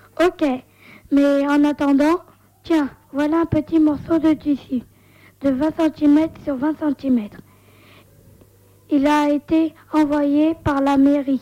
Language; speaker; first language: French; native; French